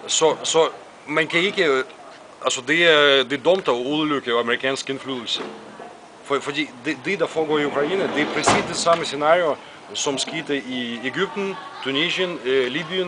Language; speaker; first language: Danish; non-native, fluent; Russian